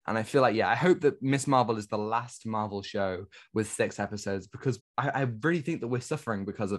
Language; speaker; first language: English; native; English